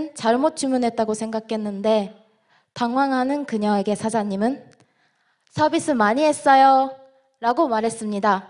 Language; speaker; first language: Korean; non-native, fluent; Japanese